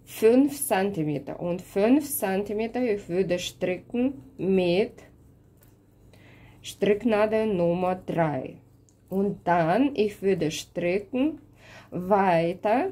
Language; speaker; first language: German; non-native, fluent; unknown